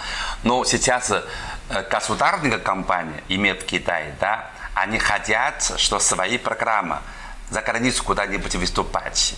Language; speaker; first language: Russian; non-native, learner; Chinese